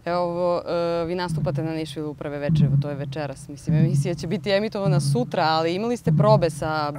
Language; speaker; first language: Serbian; native; Serbian